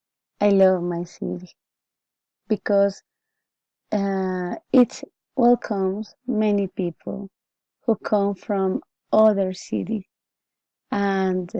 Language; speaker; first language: English; non-native, learner; Spanish